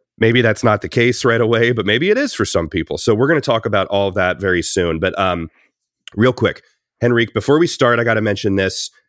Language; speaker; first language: English; native; English